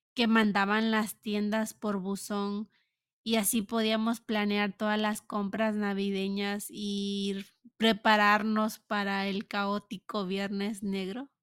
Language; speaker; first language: Spanish; native; Spanish